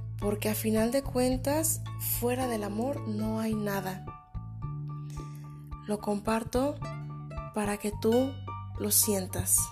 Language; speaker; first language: Spanish; native; Spanish